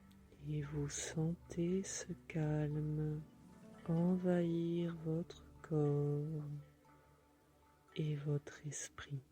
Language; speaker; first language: French; native; French